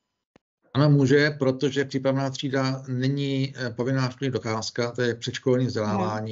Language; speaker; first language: Czech; native; Czech